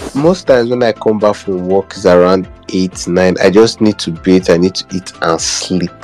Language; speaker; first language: English; non-native, local second language; Igbo